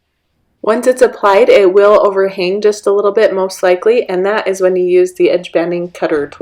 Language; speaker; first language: English; native; English